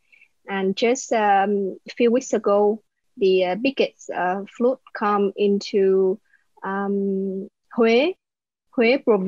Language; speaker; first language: English; non-native, learner; Vietnamese